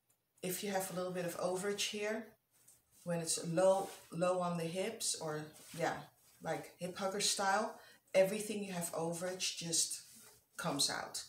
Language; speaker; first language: English; non-native, fluent; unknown